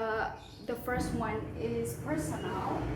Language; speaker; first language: English; non-native, fluent; Indonesian